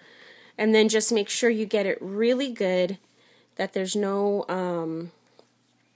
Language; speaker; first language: English; native; English